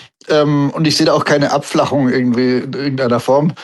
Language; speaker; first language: German; native; German